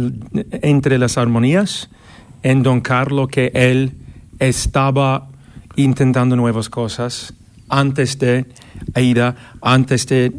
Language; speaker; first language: Spanish; non-native, fluent; English